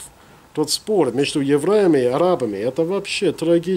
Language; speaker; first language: Russian; non-native, fluent; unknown